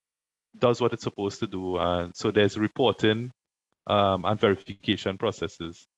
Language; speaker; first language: English; native; English